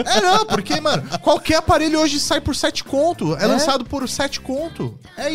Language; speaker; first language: Portuguese; native; Portuguese